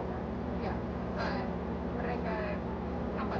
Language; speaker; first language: Indonesian; non-native, learner; English